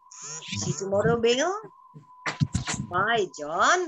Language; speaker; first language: English; non-native, fluent; Indonesian